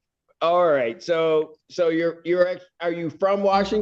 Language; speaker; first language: English; native; English